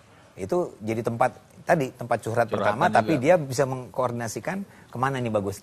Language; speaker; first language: Indonesian; native; Indonesian